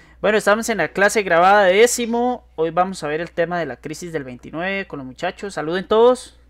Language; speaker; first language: Spanish; native; Spanish